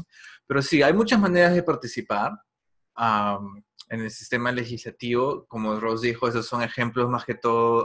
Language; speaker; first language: Spanish; non-native, fluent; English